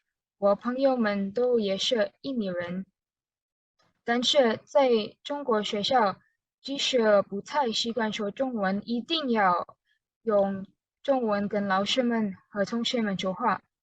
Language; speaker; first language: Chinese; non-native, learner; Indonesian